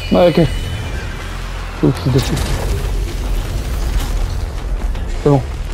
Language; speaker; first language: French; native; French